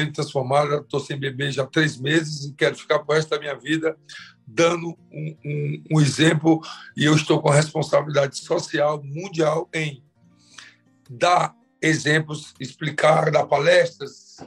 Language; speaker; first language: Portuguese; native; Portuguese